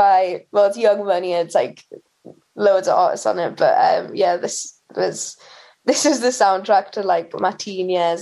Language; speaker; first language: English; native; English